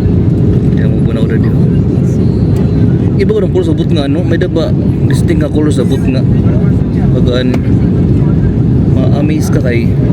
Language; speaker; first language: Filipino; non-native, local second language; Waray